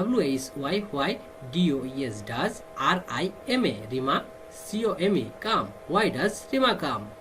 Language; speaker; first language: English; non-native, fluent; Bangla